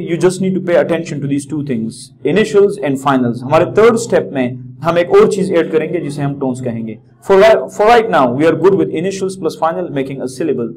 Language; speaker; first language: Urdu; native; Urdu